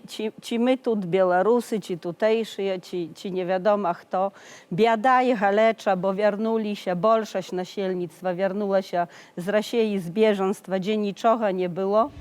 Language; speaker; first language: Polish; non-native, learner; Belarusian